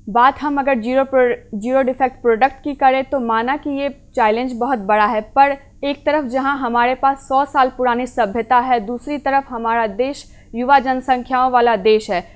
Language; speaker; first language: Hindi; native; Hindi